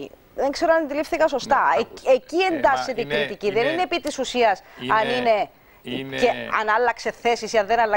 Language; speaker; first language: Greek; native; Greek